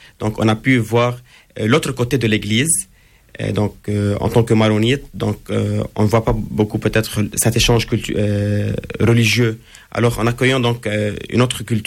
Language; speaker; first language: French; non-native, local second language; Arabic